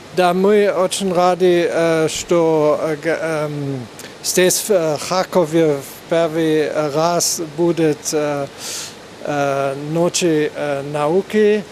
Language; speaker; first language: Russian; non-native, learner; German